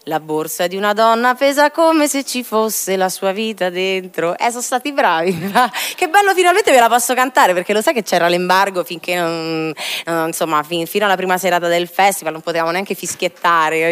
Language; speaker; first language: Italian; native; Italian